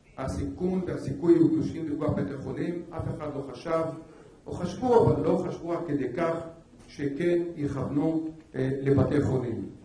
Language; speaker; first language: Hebrew; non-native, local second language; Arabic